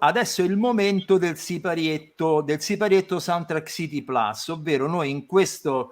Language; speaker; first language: Italian; native; Italian